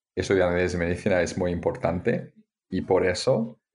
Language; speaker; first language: Spanish; non-native, learner; English